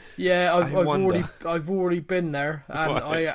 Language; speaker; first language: English; native; English